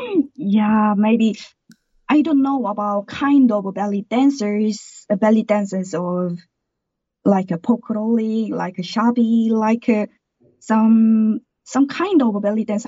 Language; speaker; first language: English; non-native, learner; Korean